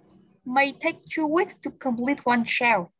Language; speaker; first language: English; non-native, fluent; Vietnamese